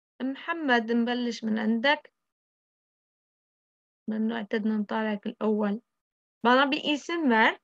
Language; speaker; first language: Arabic; native; Arabic